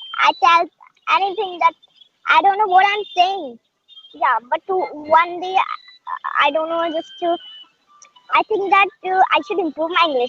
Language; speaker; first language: English; non-native, learner; Hindi